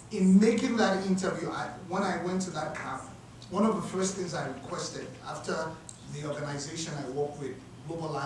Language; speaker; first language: English; non-native, local second language; Yoruba